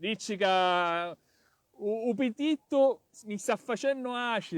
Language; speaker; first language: Italian; native; Italian